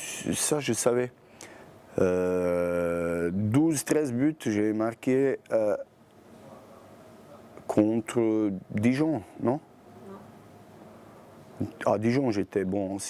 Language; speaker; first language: French; non-native, fluent; Bosnian